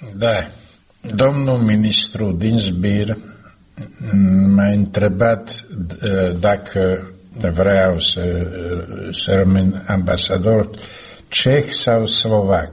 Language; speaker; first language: Romanian; non-native, learner; Slovak